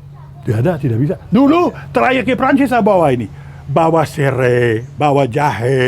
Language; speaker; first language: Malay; non-native, fluent; French